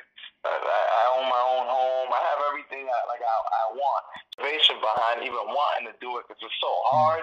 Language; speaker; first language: English; early bilingual, other home language; Spanish